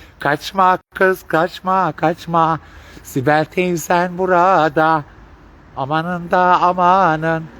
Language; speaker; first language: Turkish; native; Turkish